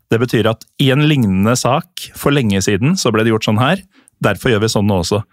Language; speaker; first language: Norwegian; native; Norwegian